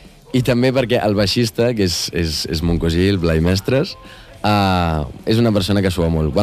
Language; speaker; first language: Catalan; native; Catalan